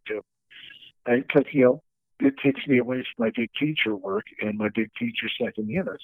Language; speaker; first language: English; native; English